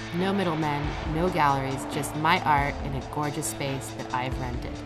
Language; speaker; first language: English; native; English